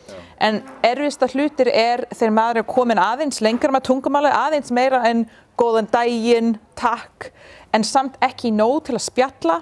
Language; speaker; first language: Icelandic; non-native, learner; English